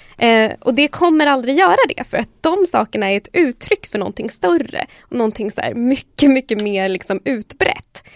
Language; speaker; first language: Swedish; early bilingual, other home language; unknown